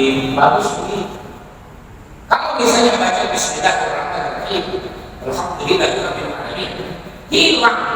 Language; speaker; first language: Indonesian; non-native, local second language; Sundanese